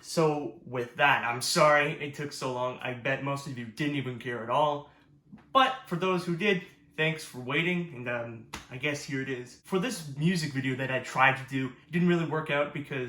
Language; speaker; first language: English; native; English